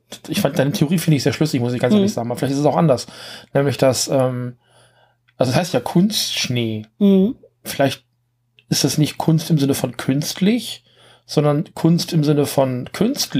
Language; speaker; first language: German; native; German